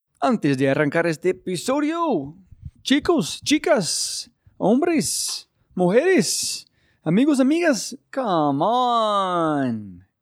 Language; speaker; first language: Spanish; non-native, fluent; English